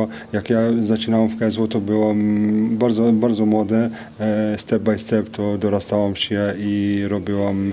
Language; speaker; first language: Polish; non-native, fluent; French